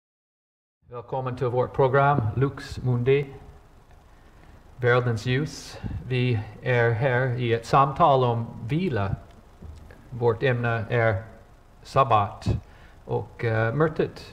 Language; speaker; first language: Swedish; non-native, fluent; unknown